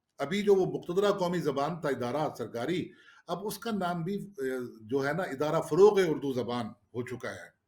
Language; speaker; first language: Urdu; non-native, local second language; Saraiki